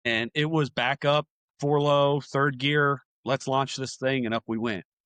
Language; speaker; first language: English; native; English